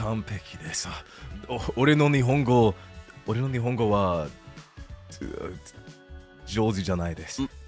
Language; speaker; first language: Japanese; non-native, learner; English